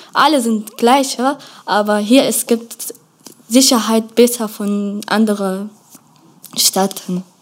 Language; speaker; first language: German; non-native, learner; Kurdish